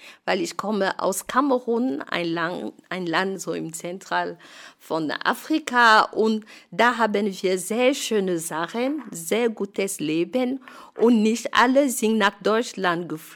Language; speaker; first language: German; non-native, fluent; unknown